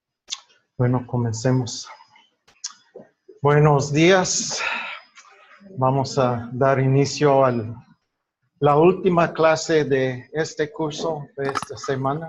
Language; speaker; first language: Spanish; non-native, fluent; English